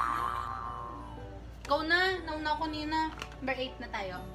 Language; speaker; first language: Filipino; non-native, local second language; Cebuano